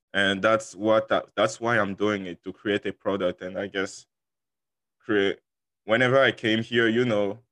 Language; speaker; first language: English; non-native, fluent; French